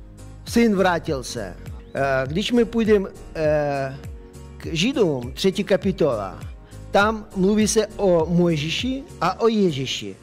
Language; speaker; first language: Czech; non-native, fluent; Russian